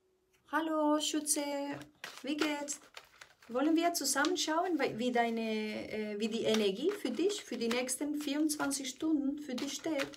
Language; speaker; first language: German; non-native, fluent; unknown